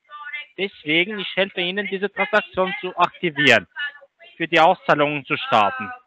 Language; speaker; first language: German; non-native, learner; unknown